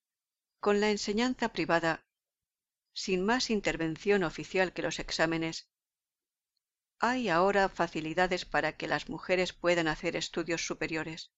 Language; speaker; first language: Spanish; native; Spanish